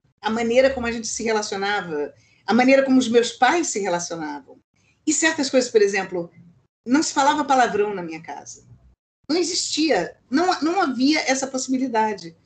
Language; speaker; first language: Portuguese; native; Portuguese